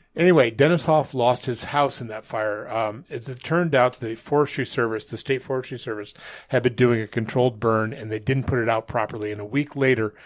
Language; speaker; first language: English; native; English